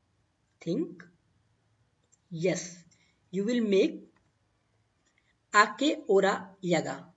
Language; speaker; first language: Spanish; non-native, learner; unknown